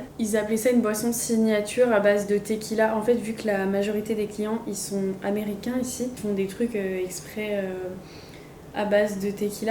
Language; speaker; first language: French; native; French